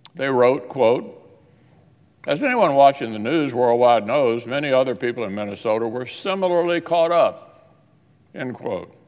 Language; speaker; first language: English; native; English